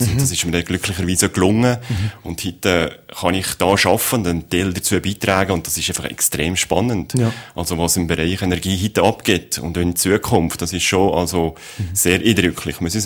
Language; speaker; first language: German; native; German